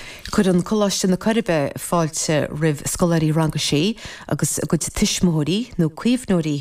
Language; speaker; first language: Irish; native; Irish